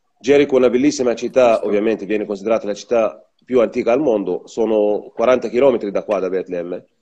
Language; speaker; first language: Italian; non-native, fluent; Arabic